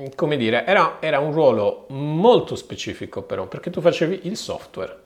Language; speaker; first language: Italian; native; Italian